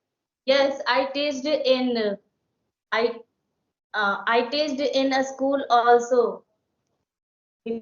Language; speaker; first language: English; non-native, learner; Hindi